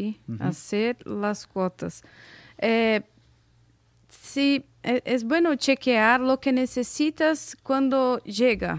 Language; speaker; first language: Spanish; non-native, fluent; Portuguese